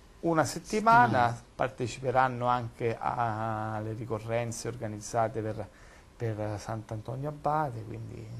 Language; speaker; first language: Italian; native; Italian